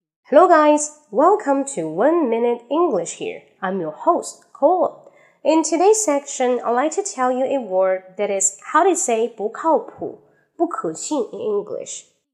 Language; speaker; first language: English; non-native, fluent; Chinese